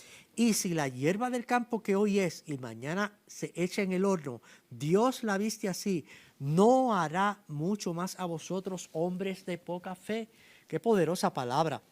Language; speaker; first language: Spanish; native; Spanish